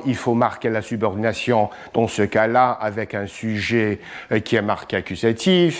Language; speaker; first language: French; non-native, fluent; English